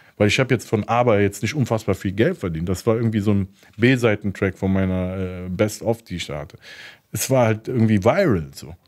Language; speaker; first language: German; early bilingual, other home language; Turkish